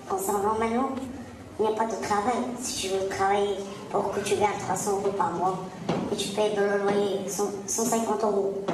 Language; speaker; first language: French; non-native, local second language; Arabic